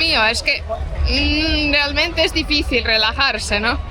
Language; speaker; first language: Spanish; non-native, fluent; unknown